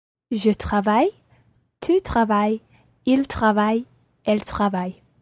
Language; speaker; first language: French; non-native, learner; English